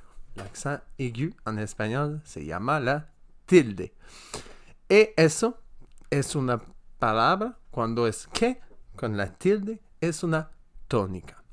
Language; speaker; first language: Spanish; non-native, learner; French